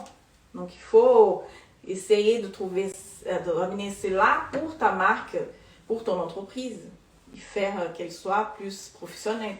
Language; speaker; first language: French; non-native, fluent; Portuguese